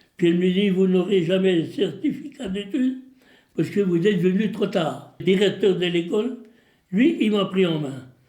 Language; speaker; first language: French; early bilingual, other home language; Italian